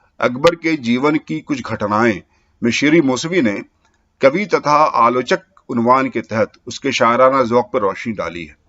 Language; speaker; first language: Urdu; native; Urdu